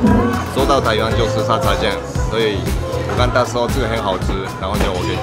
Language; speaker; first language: Chinese; non-native, learner; Japanese